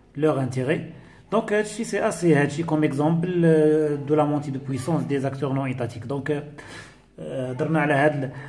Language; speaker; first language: French; non-native, local second language; Arabic